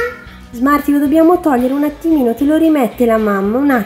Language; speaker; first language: Italian; native; Italian